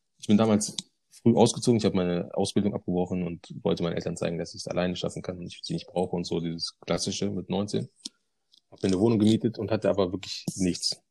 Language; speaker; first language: German; early bilingual, other home language; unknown